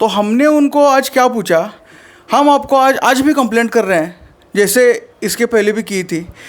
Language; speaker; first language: Hindi; non-native, local second language; Marathi